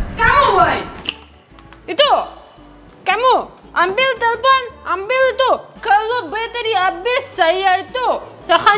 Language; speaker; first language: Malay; non-native, learner; Russian